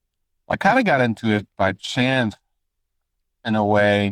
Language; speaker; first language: English; native; English